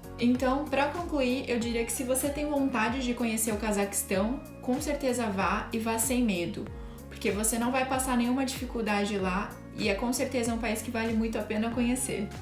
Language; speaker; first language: Portuguese; native; Portuguese